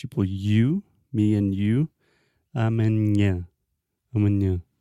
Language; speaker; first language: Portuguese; non-native, fluent; English